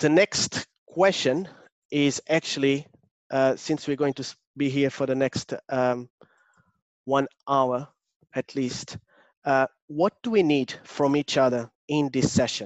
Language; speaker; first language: English; non-native, fluent; Portuguese